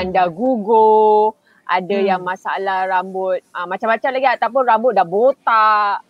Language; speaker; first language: Malay; native; Malay